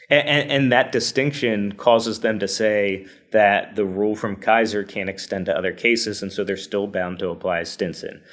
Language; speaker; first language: English; native; English